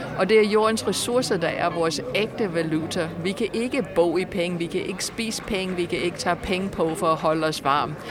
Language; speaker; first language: Danish; non-native, fluent; English